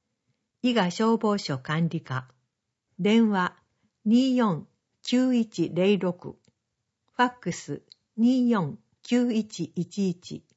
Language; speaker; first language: Japanese; native; Japanese